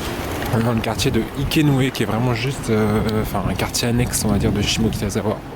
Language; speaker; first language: French; native; French